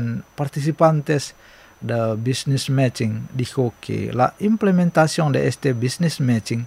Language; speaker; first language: Spanish; non-native, fluent; Indonesian